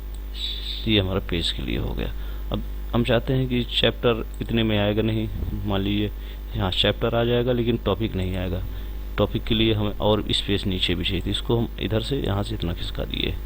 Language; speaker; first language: Hindi; native; Hindi